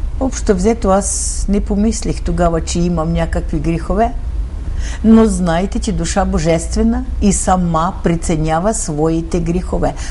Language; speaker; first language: Bulgarian; early bilingual, heritage; Bulgarian